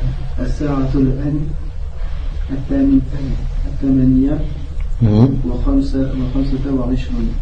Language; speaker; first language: Arabic; non-native, learner; French